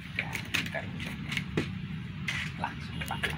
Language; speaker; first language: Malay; non-native, local second language; Javanese